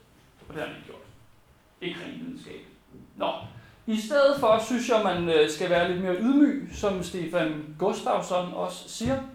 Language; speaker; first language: Danish; native; Danish